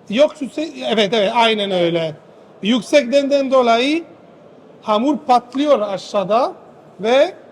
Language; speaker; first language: Turkish; non-native, fluent; Italian